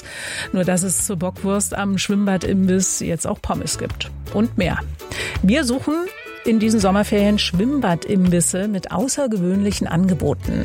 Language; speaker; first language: German; native; German